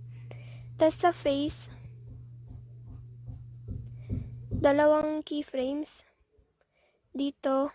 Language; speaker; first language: Filipino; native; Filipino